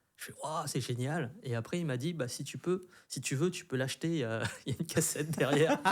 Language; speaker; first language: French; early bilingual, other home language; Vietnamese